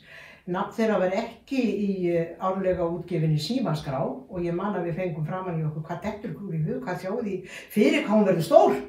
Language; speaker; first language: Icelandic; native; Icelandic